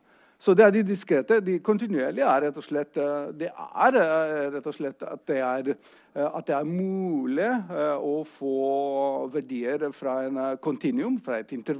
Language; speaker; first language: Norwegian; non-native, fluent; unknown